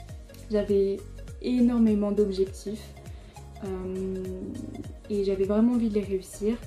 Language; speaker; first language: French; native; French